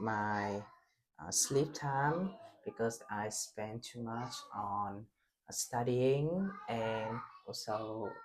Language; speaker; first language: English; non-native, learner; Vietnamese